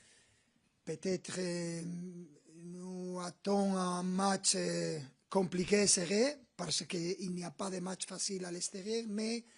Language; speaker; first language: French; non-native, learner; Spanish